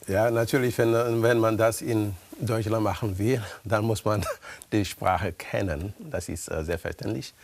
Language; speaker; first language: German; non-native, fluent; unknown